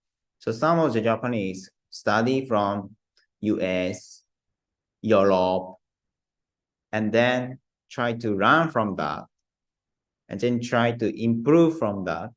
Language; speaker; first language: English; non-native, learner; Japanese